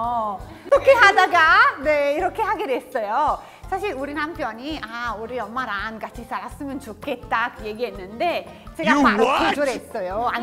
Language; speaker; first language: Korean; non-native, fluent; Italian